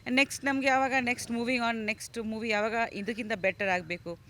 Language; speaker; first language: Kannada; non-native, fluent; Bangla